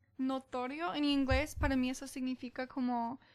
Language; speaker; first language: Spanish; early bilingual, heritage; Spanish